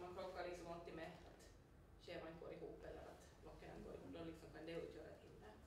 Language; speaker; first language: Swedish; native; Swedish